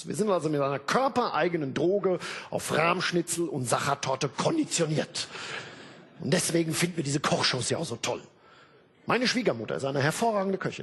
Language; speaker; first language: German; native; German